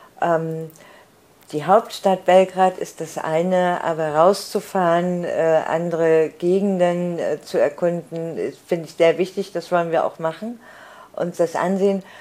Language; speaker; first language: German; native; German